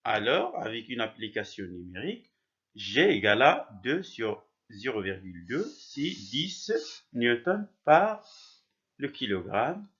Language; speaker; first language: French; non-native, local second language; Arabic